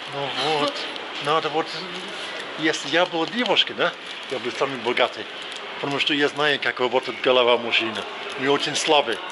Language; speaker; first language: Russian; non-native, learner; English